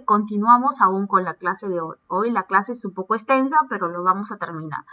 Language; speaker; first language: Spanish; native; Spanish